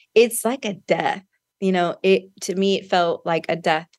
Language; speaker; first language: English; native; English